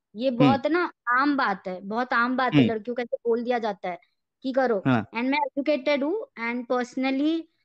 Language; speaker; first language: Hindi; native; Hindi